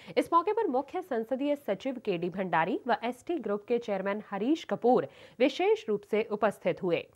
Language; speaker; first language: Hindi; non-native, local second language; Punjabi